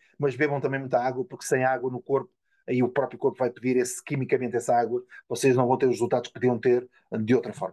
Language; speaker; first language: Portuguese; native; Portuguese